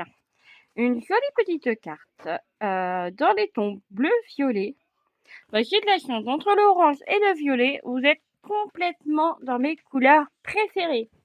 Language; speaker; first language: French; native; French